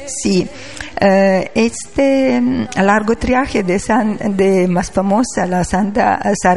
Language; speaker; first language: Spanish; non-native, learner; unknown